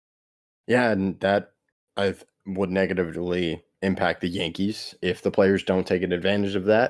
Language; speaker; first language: English; native; English